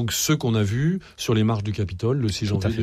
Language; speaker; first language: French; native; French